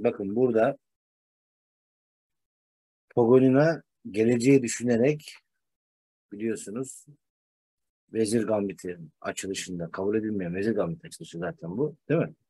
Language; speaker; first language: Turkish; native; Turkish